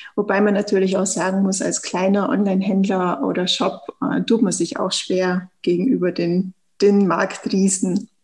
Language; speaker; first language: German; native; German